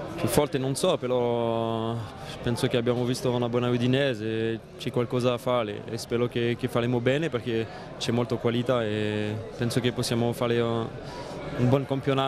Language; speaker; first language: Italian; non-native, fluent; French